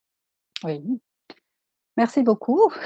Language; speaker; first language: French; native; French